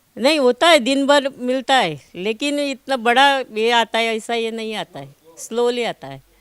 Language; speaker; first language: Hindi; non-native, local second language; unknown